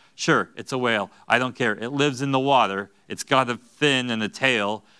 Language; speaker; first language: English; native; English